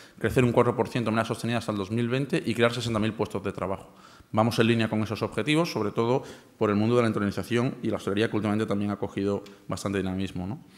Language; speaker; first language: Spanish; native; Spanish